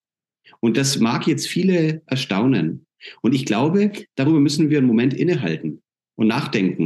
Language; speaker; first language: German; native; German